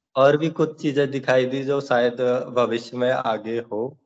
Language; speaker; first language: Hindi; native; Hindi